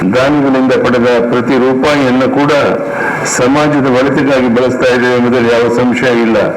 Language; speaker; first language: Kannada; native; Kannada